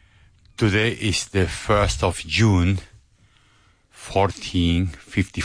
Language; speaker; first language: English; non-native, learner; Spanish